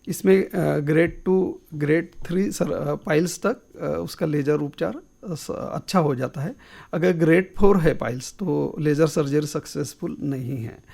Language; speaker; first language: Hindi; non-native, local second language; Marathi